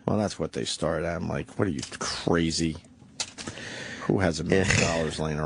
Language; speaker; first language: English; native; English